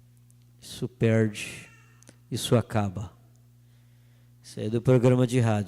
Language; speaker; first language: Portuguese; native; Portuguese